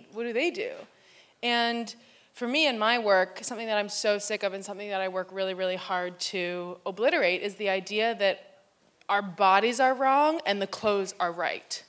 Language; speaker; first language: English; native; English